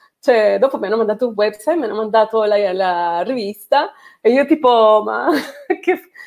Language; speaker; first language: Italian; non-native, fluent; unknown